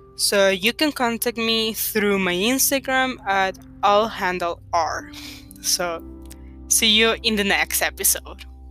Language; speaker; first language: English; non-native, fluent; Spanish